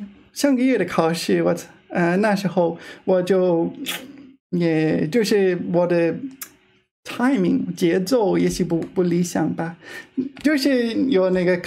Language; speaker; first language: Chinese; non-native, fluent; English